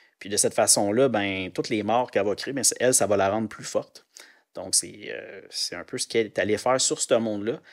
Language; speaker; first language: French; native; French